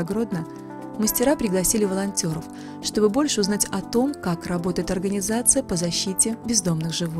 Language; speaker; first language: Russian; native; Russian